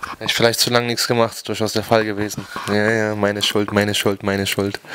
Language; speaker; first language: German; native; German